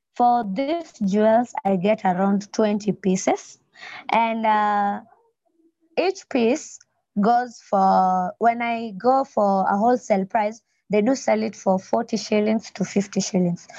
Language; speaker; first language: English; non-native, local second language; Luo (Kenya and Tanzania)